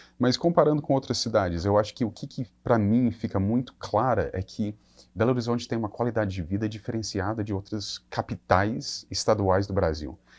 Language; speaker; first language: Portuguese; non-native, fluent; English